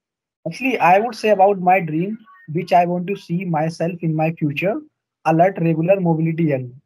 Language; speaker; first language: English; non-native, learner; Hindi